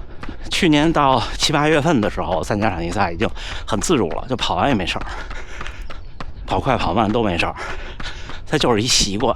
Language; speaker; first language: Chinese; native; Chinese